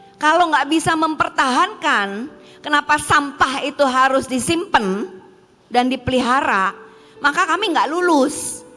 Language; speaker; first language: Indonesian; early bilingual, heritage; Indonesian